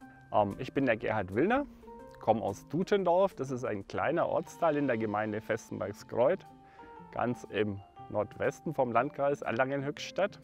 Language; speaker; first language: German; native; German